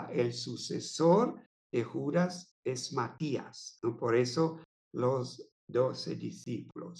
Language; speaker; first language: Spanish; non-native, fluent; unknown